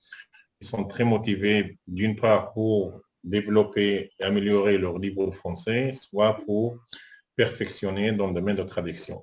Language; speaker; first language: French; non-native, fluent; Arabic